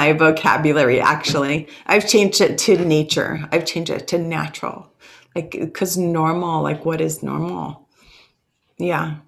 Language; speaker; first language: English; early bilingual, other home language; Italian